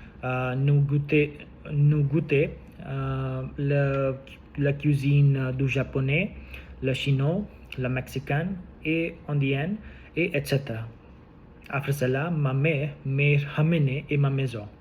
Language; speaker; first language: French; non-native, learner; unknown